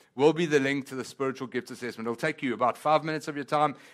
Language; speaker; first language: English; non-native, local second language; Italian